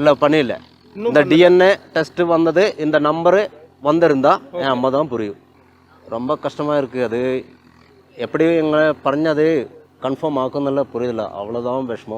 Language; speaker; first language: Tamil; non-native, local second language; Malayalam